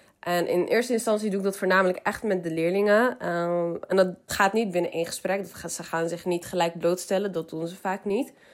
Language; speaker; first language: Dutch; early bilingual, other home language; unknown